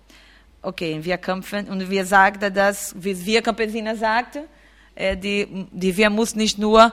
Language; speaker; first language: German; non-native, fluent; Portuguese